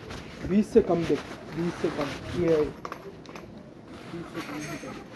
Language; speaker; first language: Hindi; non-native, local second language; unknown